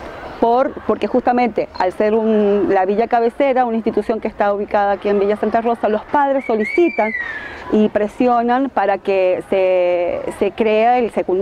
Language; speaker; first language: Spanish; native; Spanish